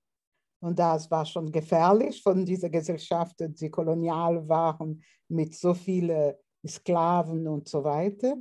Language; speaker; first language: German; non-native, fluent; Portuguese